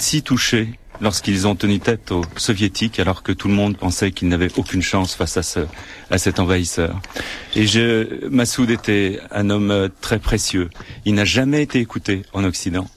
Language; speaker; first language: French; native; French